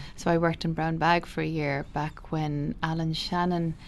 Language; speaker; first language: English; native; English